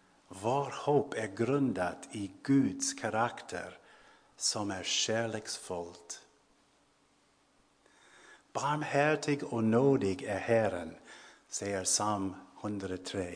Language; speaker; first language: Swedish; non-native, fluent; English